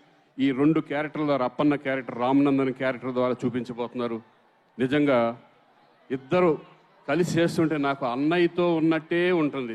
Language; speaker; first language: Telugu; native; Telugu